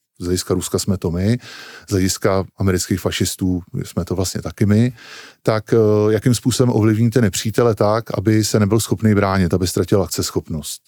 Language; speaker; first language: Czech; native; Czech